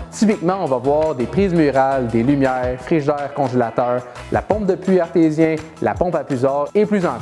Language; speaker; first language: French; native; French